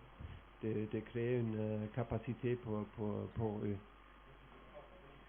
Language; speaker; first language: French; non-native, fluent; German